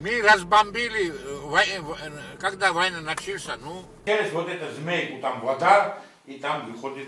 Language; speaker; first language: Russian; non-native, fluent; Georgian